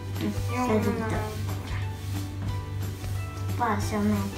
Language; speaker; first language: Italian; early bilingual, other home language; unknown